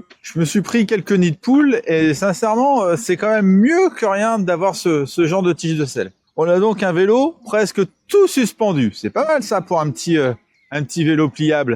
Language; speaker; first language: French; native; French